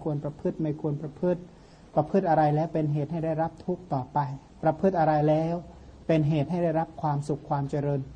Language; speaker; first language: Thai; non-native, local second language; Khmer